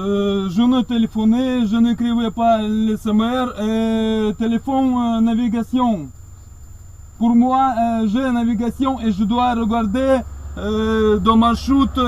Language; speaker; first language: French; non-native, learner; Russian